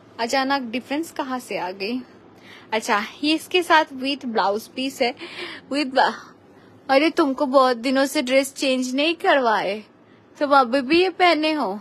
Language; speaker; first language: Hindi; non-native, local second language; Bangla